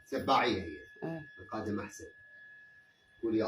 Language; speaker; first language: Arabic; native; Arabic